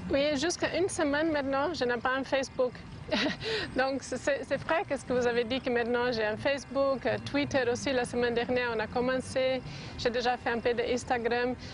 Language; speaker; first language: French; non-native, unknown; Portuguese